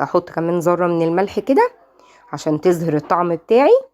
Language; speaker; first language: Arabic; native; Arabic